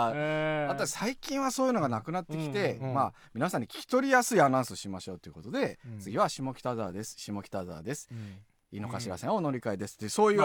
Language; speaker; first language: Japanese; native; Japanese